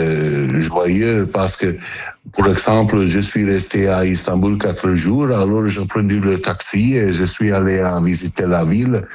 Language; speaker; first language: French; non-native, learner; Italian